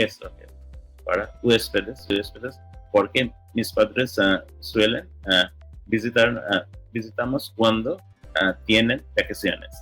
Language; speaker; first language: Spanish; non-native, learner; English